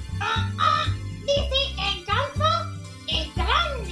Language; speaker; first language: Spanish; non-native, fluent; English